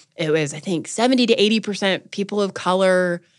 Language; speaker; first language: English; native; English